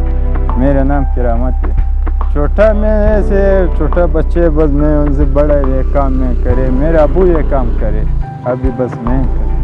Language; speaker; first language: Hindi; non-native, local second language; Punjabi